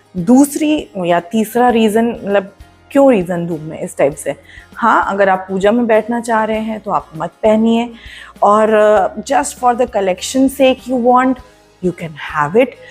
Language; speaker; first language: Hindi; non-native, local second language; Marathi